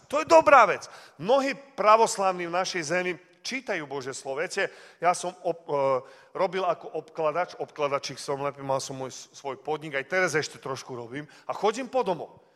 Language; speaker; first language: Slovak; early bilingual, heritage; Slovak